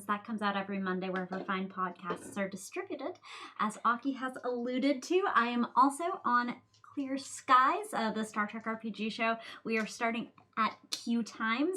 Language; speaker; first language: English; native; English